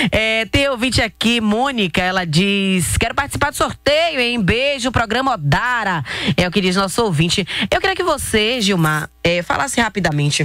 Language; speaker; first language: Portuguese; native; Portuguese